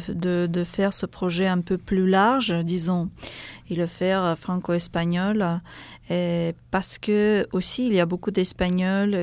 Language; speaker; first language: French; non-native, fluent; Russian